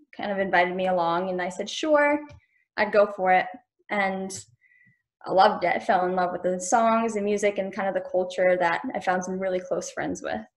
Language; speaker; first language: English; native; English